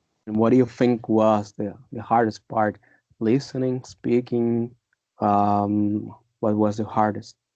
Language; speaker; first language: English; non-native, fluent; Portuguese